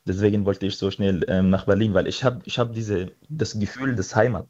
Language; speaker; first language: German; non-native, fluent; Arabic